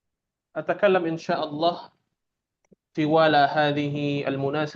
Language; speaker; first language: Arabic; non-native, fluent; Indonesian